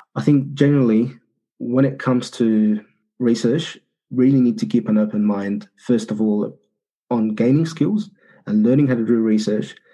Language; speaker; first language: English; early bilingual, other home language; Arabic